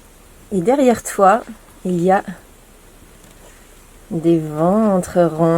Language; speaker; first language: French; native; French